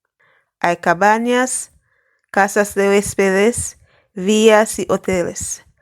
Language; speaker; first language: Spanish; non-native, fluent; English